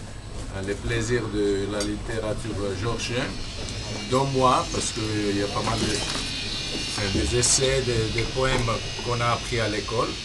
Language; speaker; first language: French; non-native, fluent; Georgian